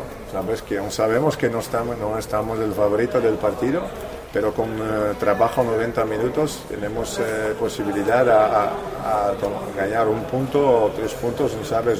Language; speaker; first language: Spanish; non-native, fluent; Czech